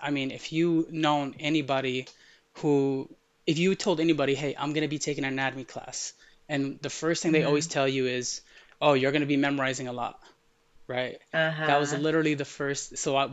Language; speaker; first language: English; early bilingual, other home language; Arabic